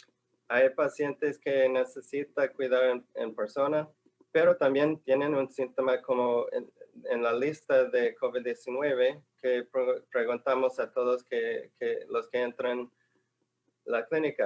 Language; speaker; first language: Spanish; non-native, fluent; English